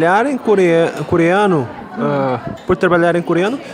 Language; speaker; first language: Portuguese; non-native, learner; Korean